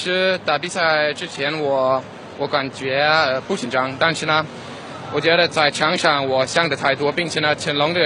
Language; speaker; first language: Chinese; non-native, fluent; Danish